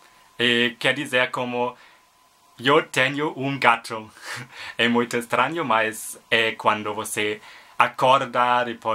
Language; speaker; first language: Portuguese; non-native, learner; German